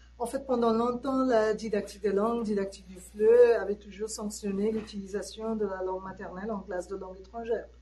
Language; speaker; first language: French; non-native, fluent; Tamil